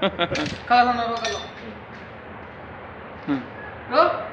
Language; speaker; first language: Arabic; non-native, learner; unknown